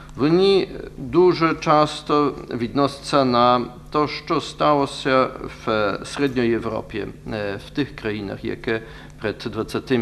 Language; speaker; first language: Ukrainian; non-native, learner; Polish